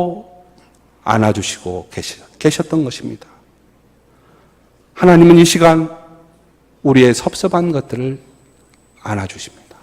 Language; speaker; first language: Korean; native; Korean